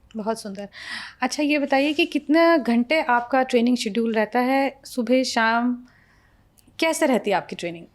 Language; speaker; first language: Hindi; native; Hindi